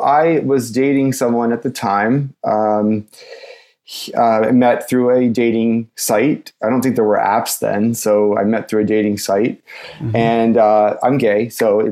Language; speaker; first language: English; native; English